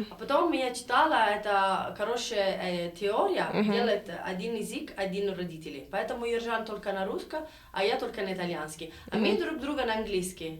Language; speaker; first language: Russian; non-native, learner; Italian